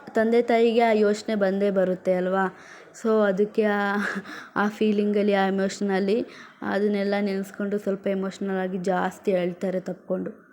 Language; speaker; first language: Kannada; non-native, local second language; Lambadi